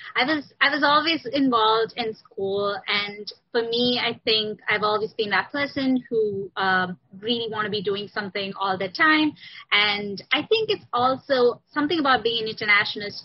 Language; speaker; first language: English; non-native, local second language; Sinhala